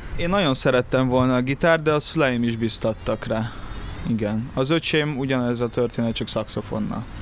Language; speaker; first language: Hungarian; early bilingual, other home language; Portuguese